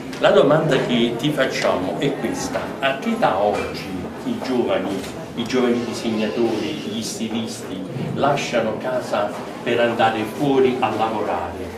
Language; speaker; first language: Italian; native; Italian